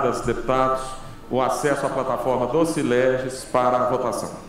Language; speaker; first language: Portuguese; native; Portuguese